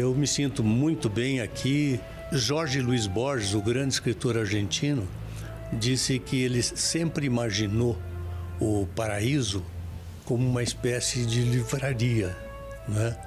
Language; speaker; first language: Portuguese; native; Portuguese